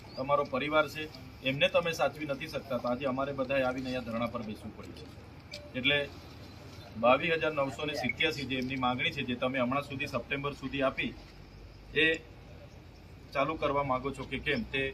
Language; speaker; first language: Gujarati; non-native, local second language; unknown